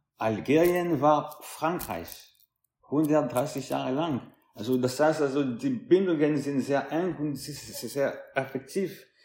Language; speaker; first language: German; non-native, fluent; French